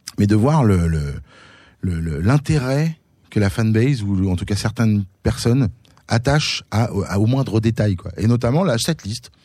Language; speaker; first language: French; native; French